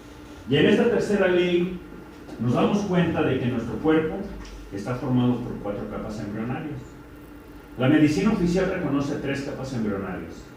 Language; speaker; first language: Spanish; native; Spanish